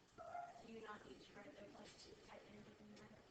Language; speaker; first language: English; native; English